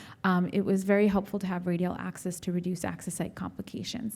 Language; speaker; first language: English; native; English